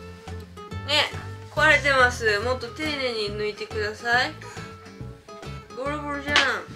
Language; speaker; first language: Japanese; native; Japanese